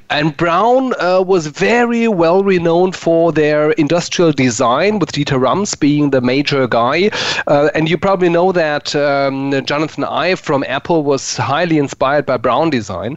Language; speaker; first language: English; non-native, fluent; German